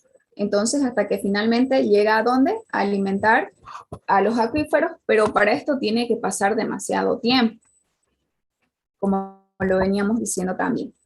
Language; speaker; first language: Spanish; native; Spanish